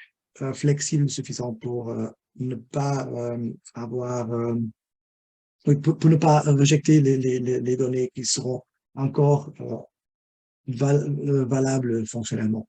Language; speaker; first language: French; non-native, fluent; Portuguese